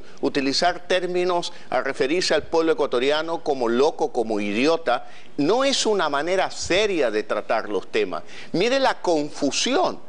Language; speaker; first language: Spanish; native; Spanish